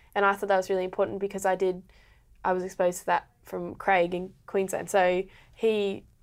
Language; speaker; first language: English; native; English